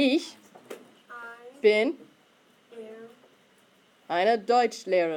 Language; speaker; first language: German; non-native, fluent; English